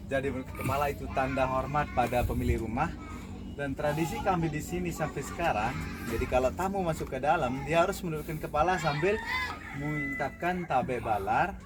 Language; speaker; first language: Indonesian; non-native, local second language; Sasak